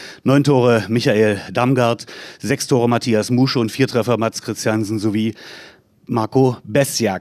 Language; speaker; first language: German; native; German